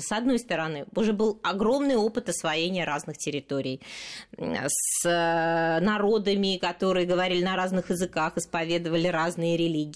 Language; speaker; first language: Russian; native; Russian